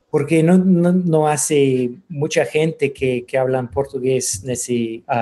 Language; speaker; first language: Spanish; non-native, learner; English